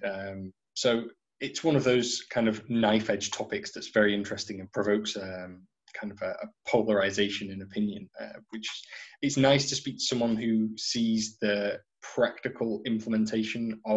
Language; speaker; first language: English; native; English